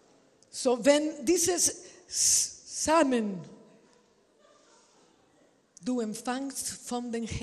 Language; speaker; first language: German; non-native, learner; Spanish